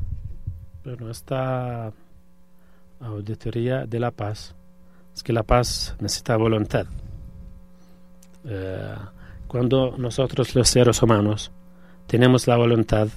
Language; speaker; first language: Spanish; non-native, fluent; Arabic